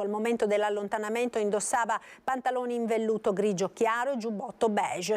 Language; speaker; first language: Italian; native; Italian